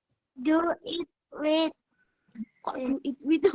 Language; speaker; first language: English; non-native, learner; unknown